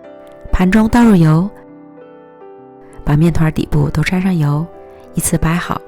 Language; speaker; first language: Chinese; native; Chinese